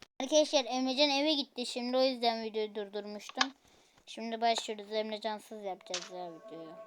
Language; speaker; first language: Turkish; native; Turkish